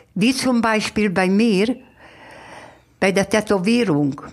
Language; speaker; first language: German; non-native, fluent; Hungarian